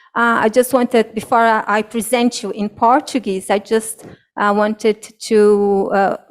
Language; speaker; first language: English; non-native, fluent; Portuguese